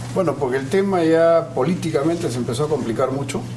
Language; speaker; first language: Spanish; native; Spanish